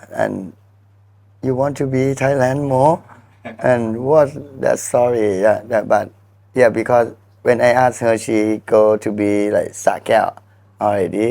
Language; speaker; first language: English; non-native, learner; Thai